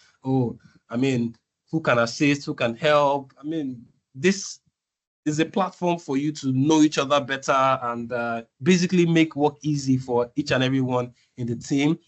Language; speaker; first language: English; non-native, local second language; Yoruba